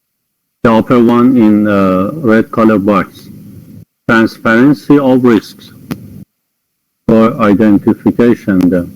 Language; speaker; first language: English; non-native, fluent; Persian